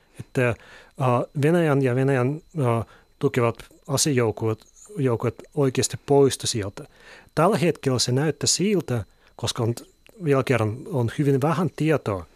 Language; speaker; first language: Finnish; non-native, fluent; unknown